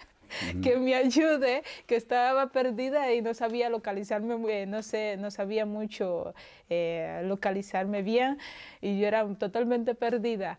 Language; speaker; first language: Spanish; non-native, local second language; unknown